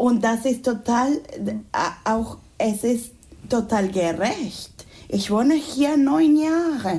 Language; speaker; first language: German; non-native, fluent; Spanish